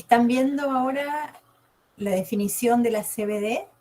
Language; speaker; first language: Spanish; native; Spanish